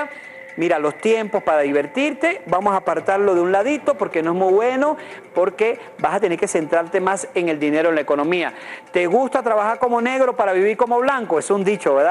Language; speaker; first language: Spanish; native; Spanish